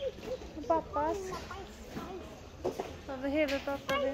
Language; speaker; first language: Swedish; non-native, learner; Cebuano